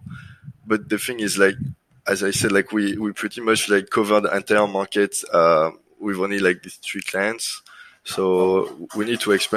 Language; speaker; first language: English; non-native, fluent; French